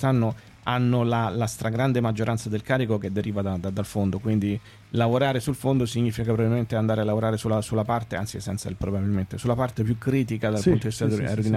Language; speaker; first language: Italian; native; Italian